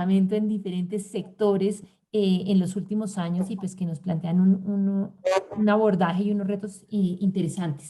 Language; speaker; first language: Spanish; native; Spanish